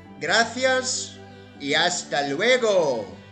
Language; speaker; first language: Spanish; non-native, learner; Portuguese